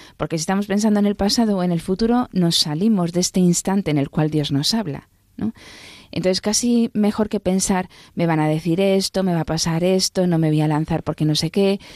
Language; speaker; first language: Spanish; native; Spanish